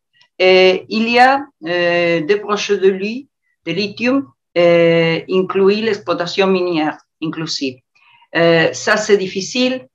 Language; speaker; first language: French; non-native, learner; Spanish